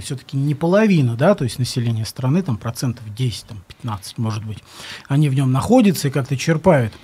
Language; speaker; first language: Russian; native; Russian